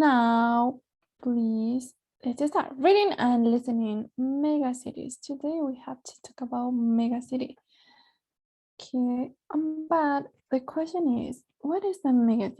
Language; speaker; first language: English; non-native, fluent; Spanish